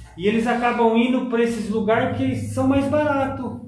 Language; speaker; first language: Portuguese; native; Portuguese